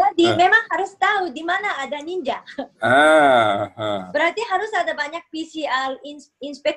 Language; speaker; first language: Indonesian; non-native, fluent; Japanese